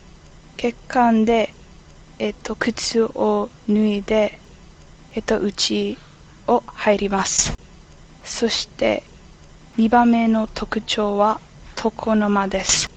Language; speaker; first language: Japanese; non-native, learner; English